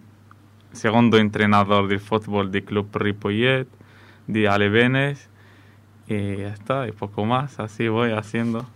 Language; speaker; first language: Spanish; non-native, fluent; Arabic